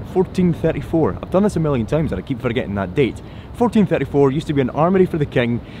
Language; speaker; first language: English; native; English